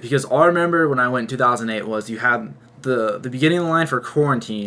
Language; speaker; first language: English; native; English